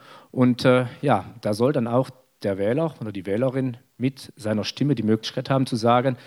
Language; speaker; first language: German; native; German